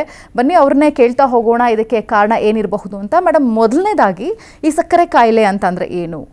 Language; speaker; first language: Kannada; native; Kannada